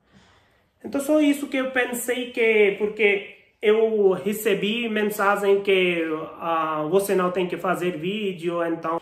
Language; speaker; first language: Portuguese; non-native, learner; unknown